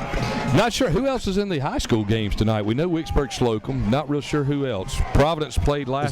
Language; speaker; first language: English; native; English